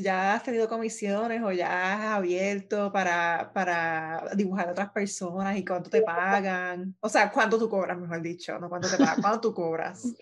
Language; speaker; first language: Spanish; native; Spanish